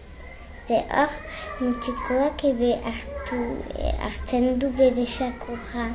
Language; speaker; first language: Basque; non-native, local second language; French